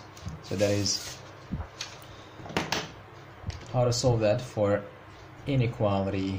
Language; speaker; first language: English; non-native, fluent; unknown